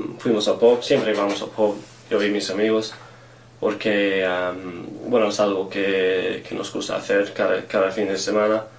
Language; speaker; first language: Spanish; non-native, learner; English